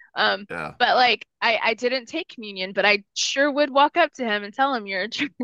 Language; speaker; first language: English; early bilingual, other home language; Spanish